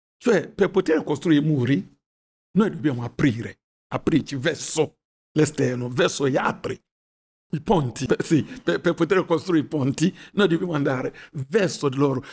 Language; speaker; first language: Italian; non-native, fluent; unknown